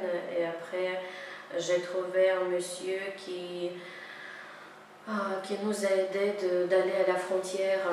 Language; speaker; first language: French; non-native, fluent; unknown